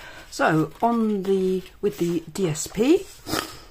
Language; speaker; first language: English; native; English